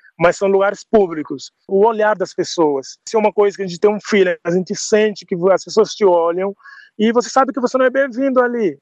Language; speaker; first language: Portuguese; non-native, local second language; Upper Guinea Crioulo